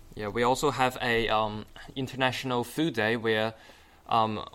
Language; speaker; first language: English; non-native, fluent; Chinese